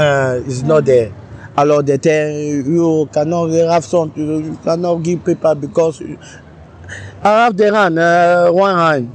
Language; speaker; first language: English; non-native, learner; French